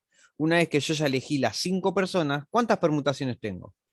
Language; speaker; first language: Spanish; native; Spanish